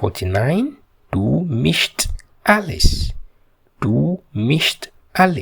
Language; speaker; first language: German; non-native, fluent; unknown